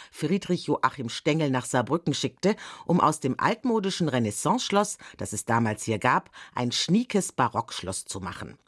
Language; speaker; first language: German; native; German